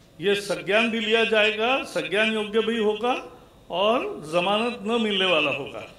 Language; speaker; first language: Hindi; non-native, local second language; Marathi